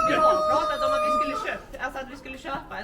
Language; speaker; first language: Swedish; native; Swedish